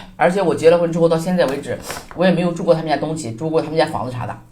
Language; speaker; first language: Chinese; native; Chinese